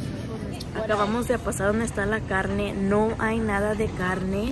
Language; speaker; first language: Spanish; early bilingual, heritage; Spanish